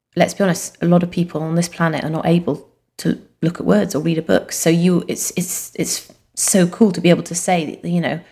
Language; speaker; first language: English; native; English